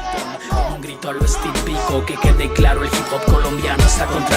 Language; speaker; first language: Spanish; native; Spanish